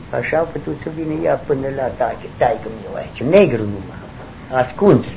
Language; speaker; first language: Romanian; non-native, local second language; German